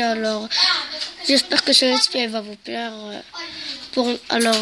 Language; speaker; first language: French; native; French